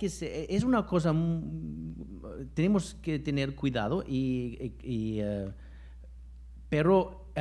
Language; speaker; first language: Spanish; non-native, fluent; German